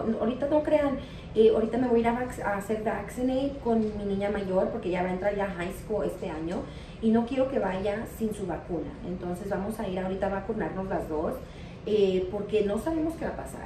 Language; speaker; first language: Spanish; early bilingual, heritage; Spanish